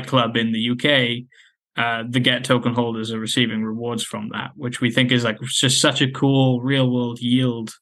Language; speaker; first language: English; native; English